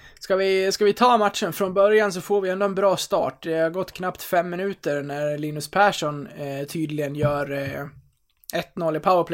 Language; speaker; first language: Swedish; native; Swedish